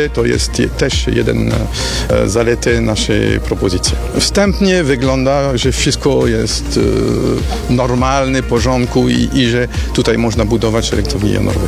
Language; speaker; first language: Polish; non-native, fluent; French